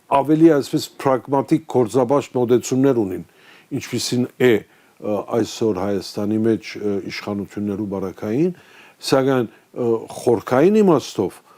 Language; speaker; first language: Armenian; early bilingual, heritage; Armenian